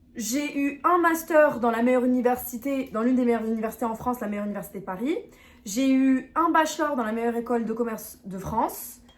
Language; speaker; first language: French; non-native, local second language; Arabic